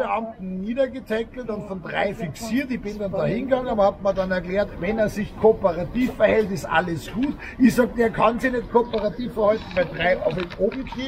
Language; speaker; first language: German; native; German